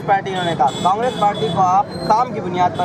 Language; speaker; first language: Hindi; native; Hindi